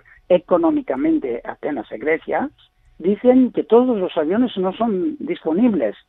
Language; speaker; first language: Spanish; non-native, learner; Greek